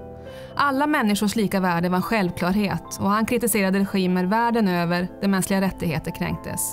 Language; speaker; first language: Swedish; native; Swedish